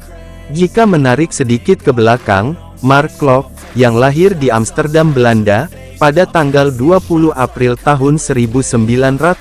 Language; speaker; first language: Indonesian; native; Indonesian